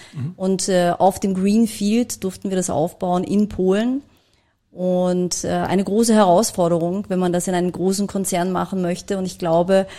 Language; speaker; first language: German; early bilingual, other home language; Polish